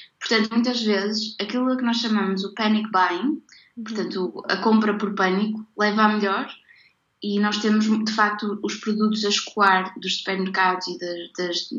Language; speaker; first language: Portuguese; native; Portuguese